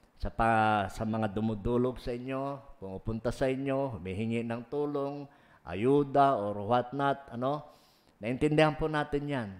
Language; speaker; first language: Filipino; non-native, local second language; Pangasinan